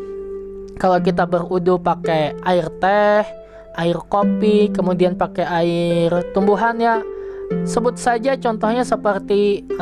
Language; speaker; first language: Indonesian; native; Indonesian